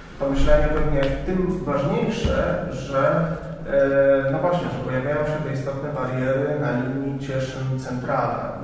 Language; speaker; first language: Polish; native; Polish